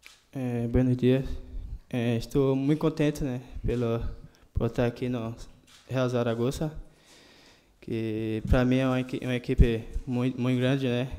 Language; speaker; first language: Spanish; non-native, learner; Portuguese